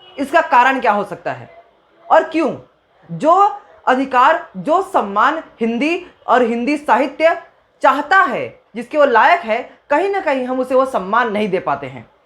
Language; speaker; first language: Hindi; non-native, local second language; Maithili